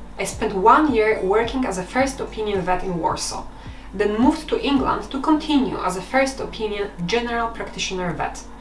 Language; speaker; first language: English; non-native, fluent; Polish